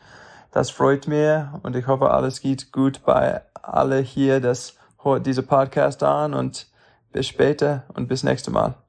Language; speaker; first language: German; non-native, learner; English